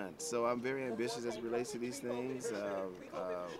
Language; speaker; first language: English; native; English